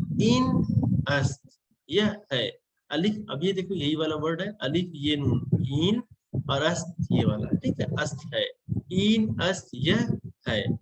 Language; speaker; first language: Hindi; native; Hindi